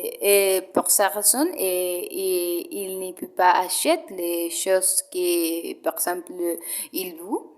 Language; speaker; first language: French; non-native, learner; Spanish